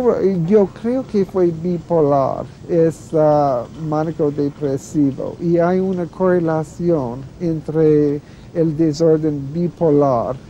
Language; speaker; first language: Spanish; non-native, fluent; English